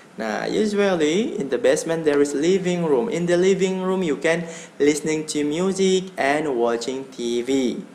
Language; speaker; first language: English; non-native, learner; Indonesian